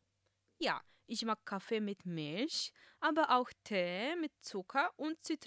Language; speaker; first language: German; non-native, fluent; Polish